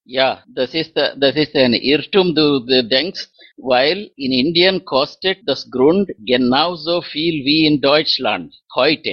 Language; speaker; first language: German; non-native, fluent; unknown